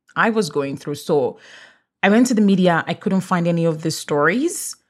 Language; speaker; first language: English; native; English